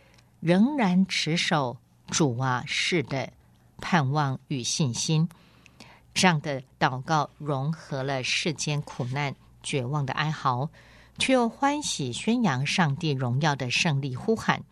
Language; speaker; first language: Chinese; native; Chinese